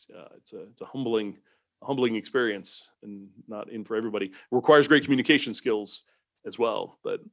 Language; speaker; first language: English; native; English